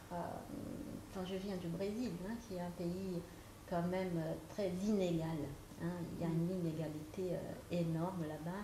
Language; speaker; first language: French; non-native, fluent; Portuguese